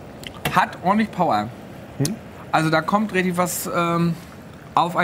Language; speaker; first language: German; native; German